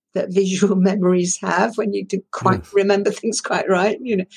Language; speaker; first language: English; non-native, local second language; Persian